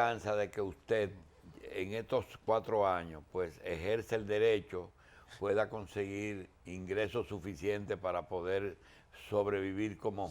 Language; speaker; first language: Spanish; native; Spanish